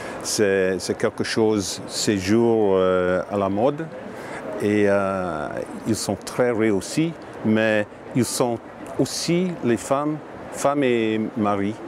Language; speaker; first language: French; non-native, learner; English